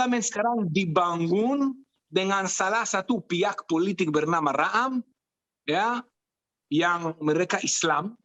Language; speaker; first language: Indonesian; non-native, fluent; Hebrew